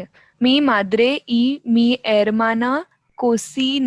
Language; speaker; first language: Spanish; non-native, learner; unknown